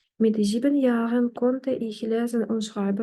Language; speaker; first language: German; non-native, fluent; Ukrainian